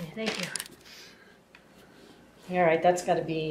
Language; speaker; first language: English; native; English